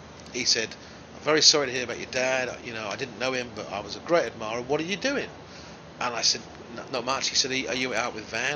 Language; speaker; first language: English; native; English